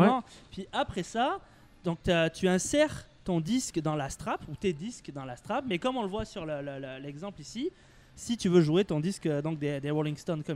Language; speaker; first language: French; native; French